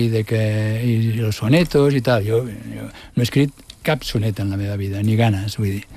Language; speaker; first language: Catalan; non-native, local second language; Spanish